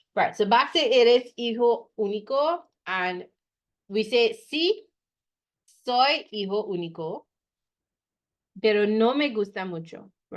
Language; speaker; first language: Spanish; non-native, fluent; English